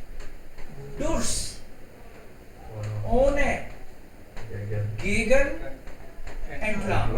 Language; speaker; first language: Hindi; native; Hindi